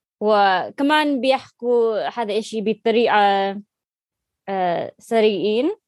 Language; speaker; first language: Arabic; non-native, learner; English